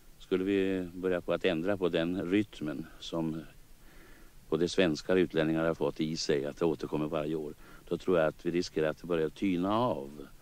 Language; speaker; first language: Swedish; native; Swedish